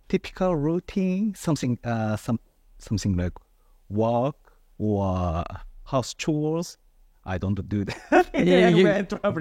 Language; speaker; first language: English; non-native, fluent; Japanese